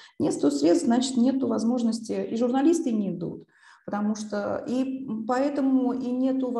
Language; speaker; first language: Russian; non-native, local second language; Uzbek